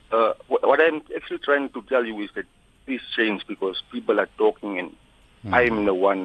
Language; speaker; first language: English; non-native, local second language; Afrikaans